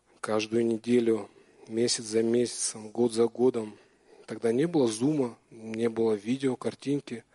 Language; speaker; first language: Russian; native; Russian